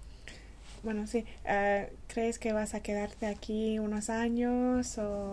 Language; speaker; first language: Spanish; non-native, learner; English